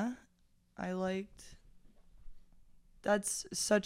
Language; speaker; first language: English; native; English